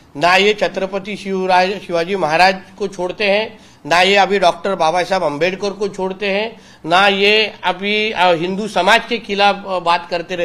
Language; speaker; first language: Hindi; non-native, local second language; Marathi